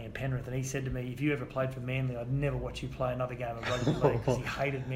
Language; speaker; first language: English; native; English